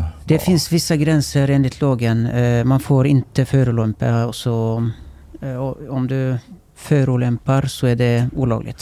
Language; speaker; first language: Swedish; early bilingual, other home language; Turkish